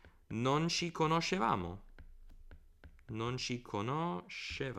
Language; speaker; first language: Italian; non-native, fluent; English